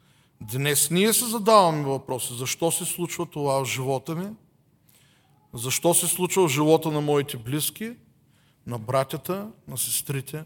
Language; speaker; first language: Bulgarian; native; Bulgarian